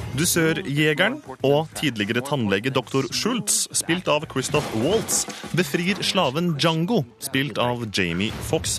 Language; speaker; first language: Norwegian; native; Norwegian